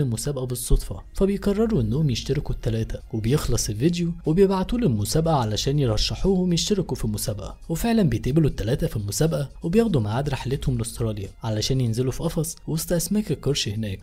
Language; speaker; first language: Arabic; native; Arabic